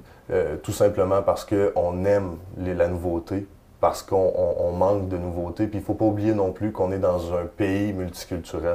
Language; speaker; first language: French; native; French